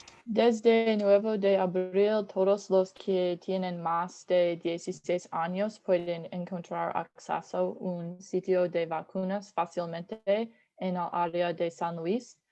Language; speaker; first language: Spanish; non-native, learner; English